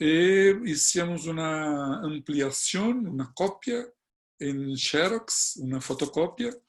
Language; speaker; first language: Spanish; non-native, fluent; Portuguese